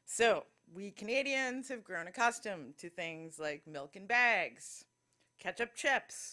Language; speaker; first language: English; native; English